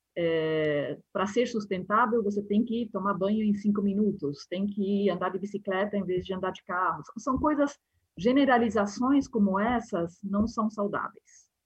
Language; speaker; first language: Portuguese; non-native, fluent; Spanish